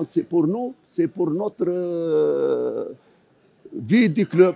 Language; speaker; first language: French; non-native, fluent; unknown